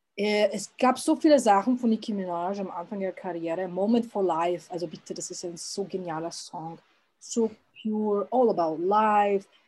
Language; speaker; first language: German; early bilingual, other home language; Serbian